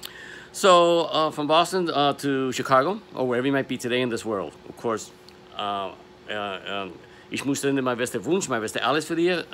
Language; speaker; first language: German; non-native, learner; English